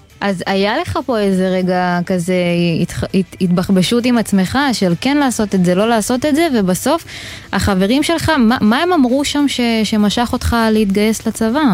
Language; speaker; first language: Hebrew; native; Hebrew